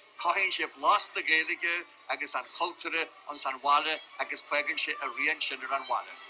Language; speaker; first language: Irish; native; Irish